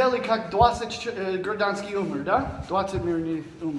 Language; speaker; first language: Russian; non-native, learner; English